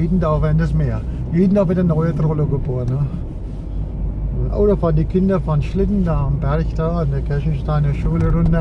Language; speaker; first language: German; native; German